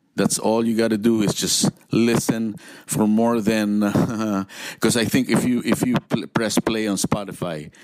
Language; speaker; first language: English; non-native, local second language; Filipino